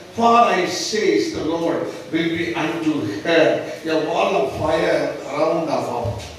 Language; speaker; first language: English; non-native, local second language; Tamil